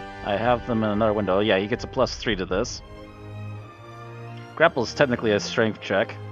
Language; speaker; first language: English; native; English